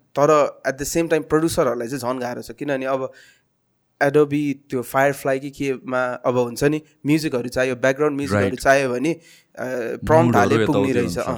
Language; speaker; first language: Nepali; native; Nepali